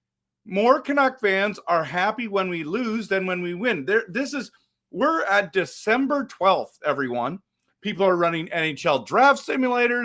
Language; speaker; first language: English; native; English